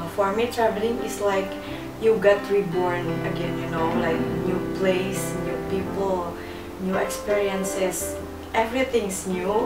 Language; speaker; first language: English; non-native, learner; Indonesian